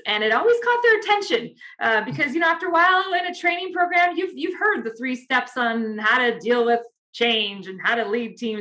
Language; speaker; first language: English; native; English